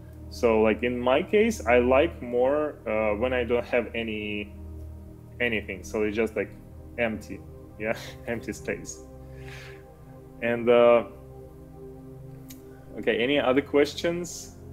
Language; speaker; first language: English; non-native, fluent; Ukrainian